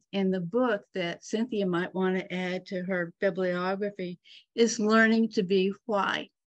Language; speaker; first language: English; native; English